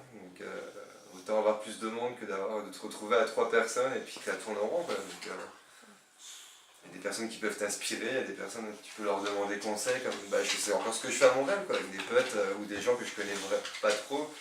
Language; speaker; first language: French; native; French